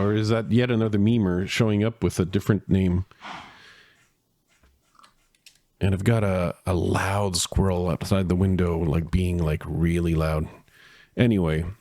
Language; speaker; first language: English; native; English